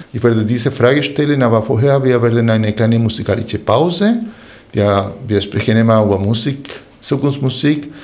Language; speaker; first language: German; non-native, fluent; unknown